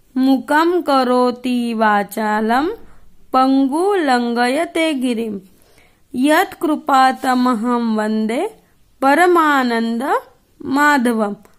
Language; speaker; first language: Hindi; non-native, local second language; Gujarati